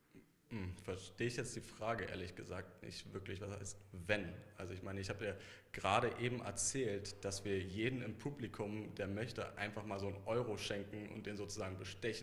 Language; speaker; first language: German; native; German